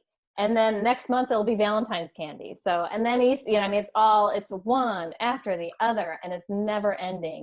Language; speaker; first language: English; native; English